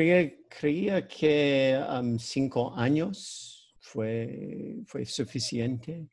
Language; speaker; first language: Spanish; non-native, learner; English